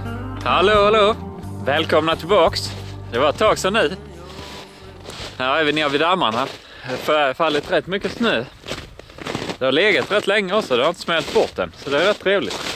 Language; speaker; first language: Swedish; native; Swedish